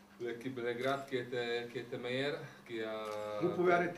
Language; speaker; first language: French; non-native, fluent; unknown